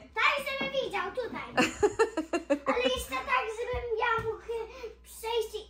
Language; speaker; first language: Polish; early bilingual, heritage; Polish